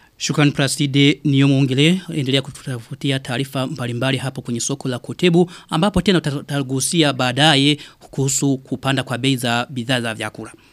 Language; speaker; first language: Swahili; non-native, local second language; Rundi